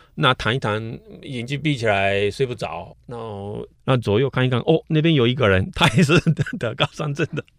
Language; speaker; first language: Chinese; non-native, fluent; Japanese